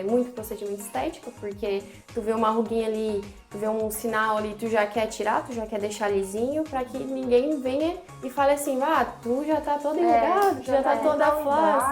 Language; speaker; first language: Portuguese; native; Portuguese